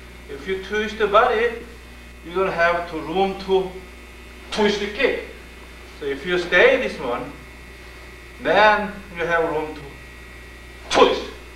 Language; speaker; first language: English; non-native, fluent; Korean